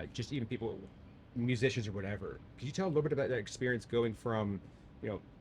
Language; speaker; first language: English; native; English